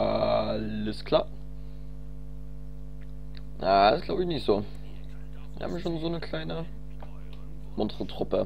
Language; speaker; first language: German; native; German